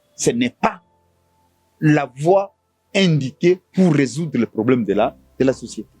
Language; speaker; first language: French; non-native, local second language; Swahili